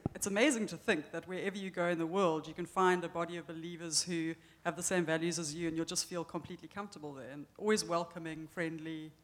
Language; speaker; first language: English; native; English